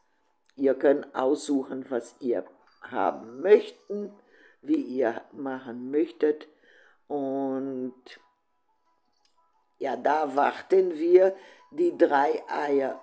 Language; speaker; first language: German; non-native, fluent; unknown